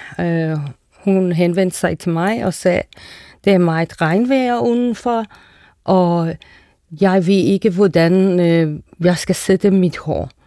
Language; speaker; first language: Danish; non-native, fluent; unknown